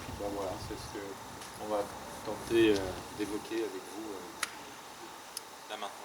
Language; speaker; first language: French; native; French